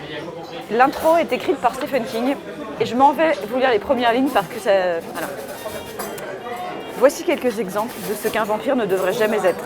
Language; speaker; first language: French; native; French